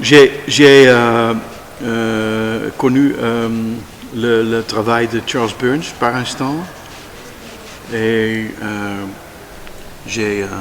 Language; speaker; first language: French; non-native, learner; Dutch